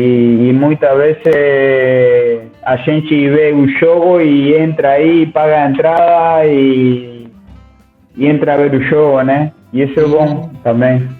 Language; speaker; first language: Portuguese; non-native, learner; Spanish